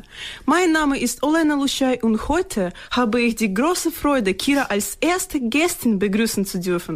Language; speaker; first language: German; non-native, fluent; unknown